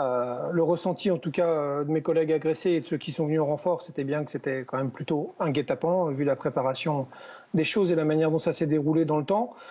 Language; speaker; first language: French; native; French